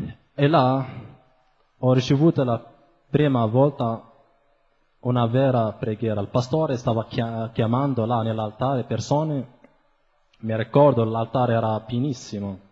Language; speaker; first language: Italian; non-native, fluent; Arabic